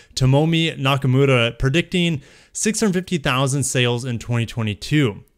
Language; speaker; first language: English; native; English